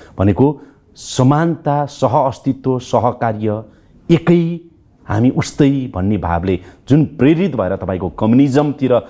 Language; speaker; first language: Nepali; native; Nepali